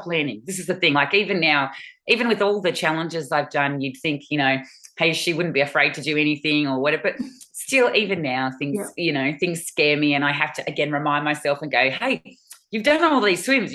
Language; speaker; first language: English; native; English